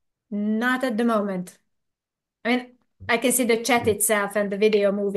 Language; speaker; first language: English; non-native, fluent; Hungarian